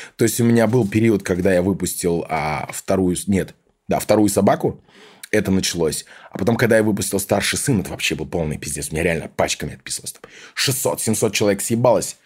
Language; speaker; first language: Russian; early bilingual, heritage; Russian